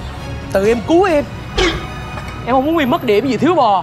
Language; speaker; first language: Vietnamese; native; Vietnamese